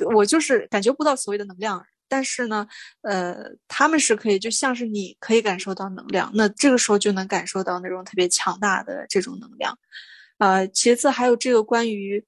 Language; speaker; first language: Chinese; non-native, local second language; Mongolian